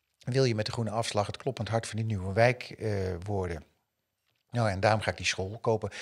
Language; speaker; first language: Dutch; native; Dutch